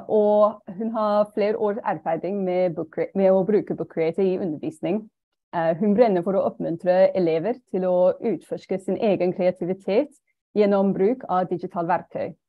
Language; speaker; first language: Norwegian; non-native, fluent; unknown